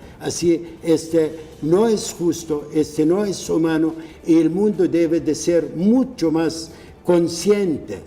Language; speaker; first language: Spanish; non-native, fluent; Arabic